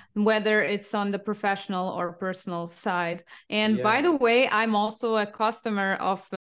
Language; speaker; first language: English; non-native, fluent; Portuguese